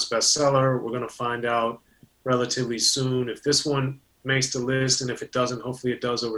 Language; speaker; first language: English; native; English